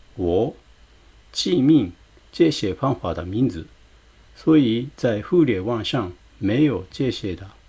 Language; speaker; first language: Chinese; non-native, learner; Japanese